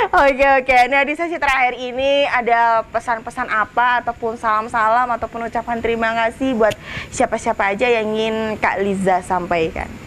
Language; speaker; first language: Indonesian; native; Indonesian